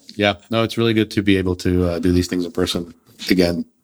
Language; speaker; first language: English; early bilingual, other home language; Russian